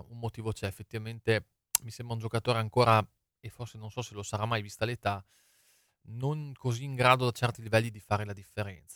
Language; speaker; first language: Italian; native; Italian